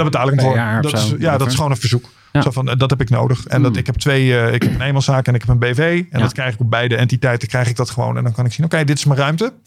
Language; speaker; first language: Dutch; native; Dutch